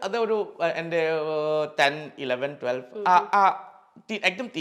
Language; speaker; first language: Malayalam; non-native, local second language; Assamese